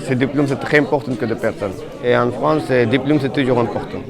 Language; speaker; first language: French; non-native, learner; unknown